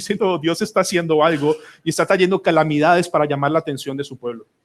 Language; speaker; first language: Spanish; native; Spanish